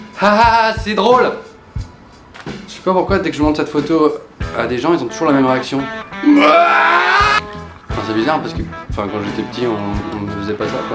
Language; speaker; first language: French; native; French